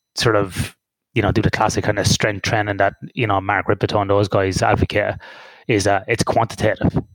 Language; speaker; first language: English; native; English